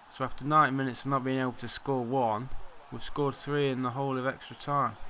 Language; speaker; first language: English; native; English